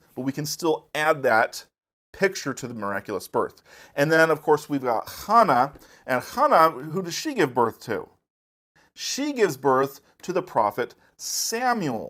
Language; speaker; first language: English; native; English